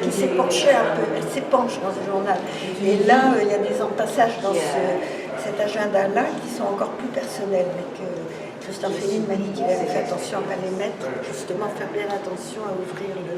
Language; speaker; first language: French; native; French